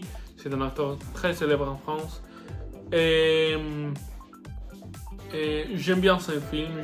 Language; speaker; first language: French; non-native, learner; Spanish